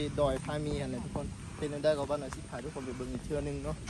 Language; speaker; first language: Thai; non-native, local second language; Akha